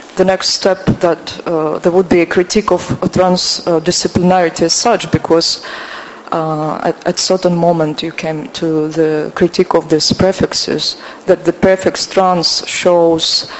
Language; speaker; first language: English; non-native, fluent; Russian